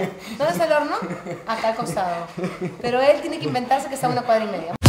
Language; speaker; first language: Spanish; native; Spanish